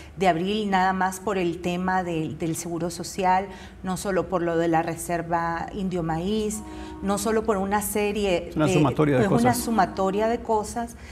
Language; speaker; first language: Spanish; native; Spanish